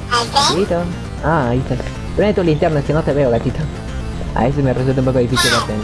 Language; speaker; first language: Spanish; native; Spanish